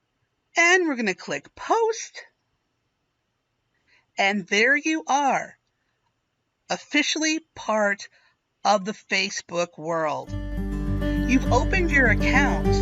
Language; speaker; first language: English; native; English